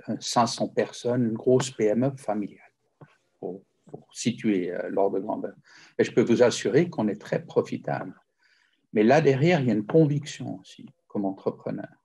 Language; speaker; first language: French; native; French